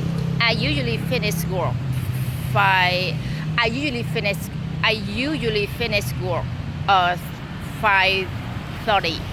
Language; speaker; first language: English; non-native, learner; Vietnamese